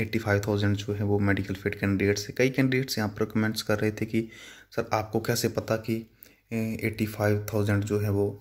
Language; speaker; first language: Hindi; native; Hindi